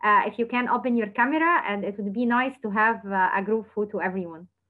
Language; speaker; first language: English; non-native, fluent; Arabic